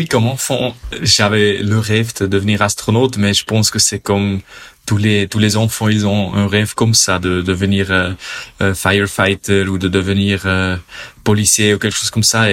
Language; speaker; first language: French; non-native, local second language; German